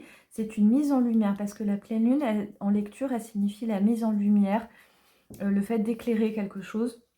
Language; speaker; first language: French; native; French